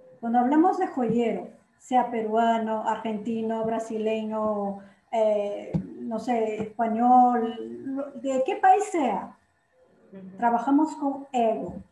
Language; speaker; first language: Spanish; non-native, fluent; Portuguese